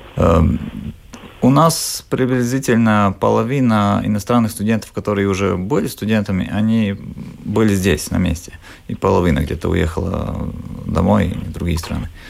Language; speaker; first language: Russian; non-native, local second language; Latvian